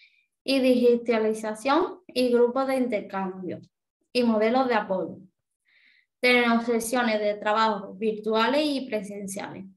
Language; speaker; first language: Spanish; native; Spanish